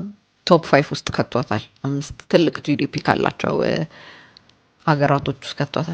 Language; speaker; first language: Amharic; native; Amharic